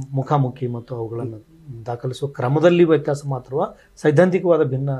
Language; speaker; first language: Kannada; native; Kannada